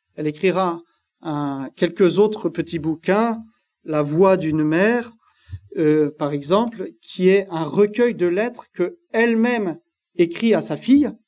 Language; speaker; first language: French; native; French